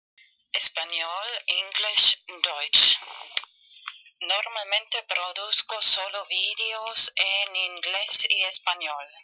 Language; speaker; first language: Spanish; non-native, fluent; German